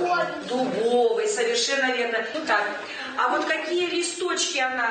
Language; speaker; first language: Russian; native; Russian